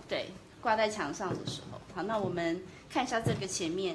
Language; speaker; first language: Chinese; native; Chinese